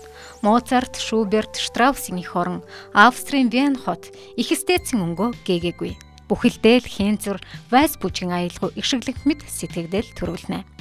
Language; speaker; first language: Mongolian; native; Mongolian